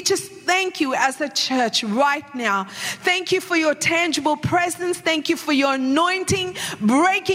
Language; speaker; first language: English; non-native, local second language; Sinhala